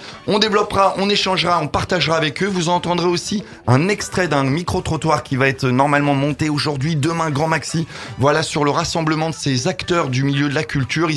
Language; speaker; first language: French; native; French